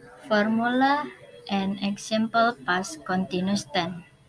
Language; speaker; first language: English; non-native, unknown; Indonesian